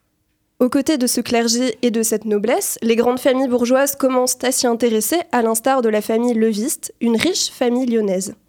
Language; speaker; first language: French; native; French